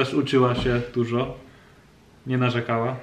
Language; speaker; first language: Polish; non-native, learner; English